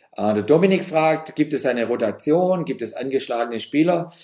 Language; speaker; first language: German; native; German